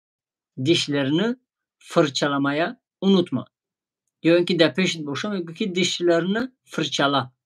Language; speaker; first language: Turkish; non-native, fluent; Tajik